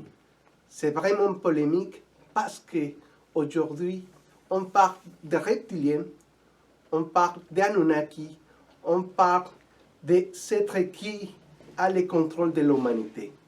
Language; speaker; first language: French; non-native, fluent; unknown